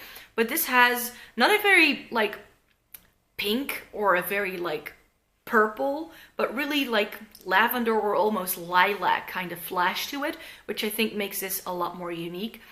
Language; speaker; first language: English; non-native, fluent; Dutch